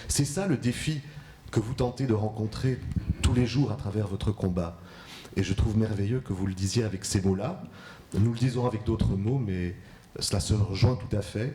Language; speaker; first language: French; native; French